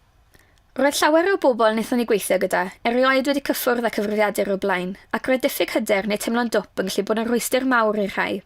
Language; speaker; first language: Welsh; native; Welsh